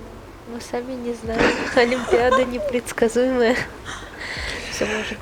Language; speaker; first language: Russian; native; Russian